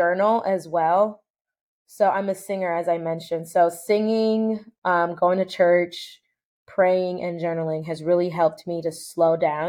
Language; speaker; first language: English; native; English